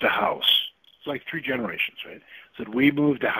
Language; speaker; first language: English; native; English